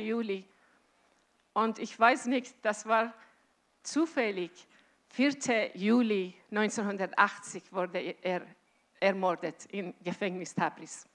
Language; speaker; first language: German; non-native, fluent; Azerbaijani